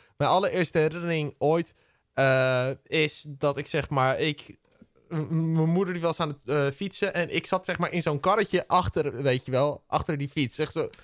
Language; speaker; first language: Dutch; native; Dutch